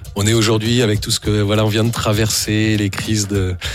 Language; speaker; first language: French; native; French